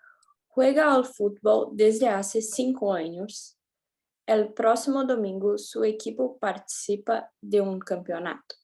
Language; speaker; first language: Spanish; non-native, learner; Portuguese